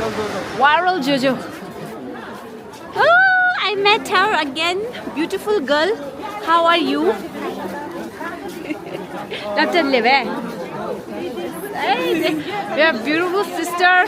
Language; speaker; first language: English; non-native, local second language; Tibetan